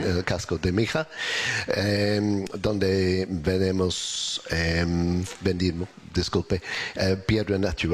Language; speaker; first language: Spanish; non-native, learner; English